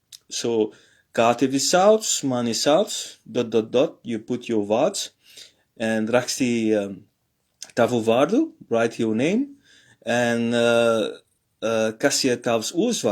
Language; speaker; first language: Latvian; non-native, learner; Morisyen